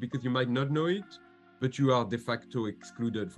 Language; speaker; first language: English; non-native, fluent; French